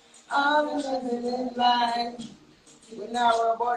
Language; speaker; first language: English; native; English